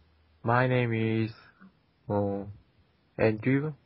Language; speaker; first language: English; non-native, learner; Korean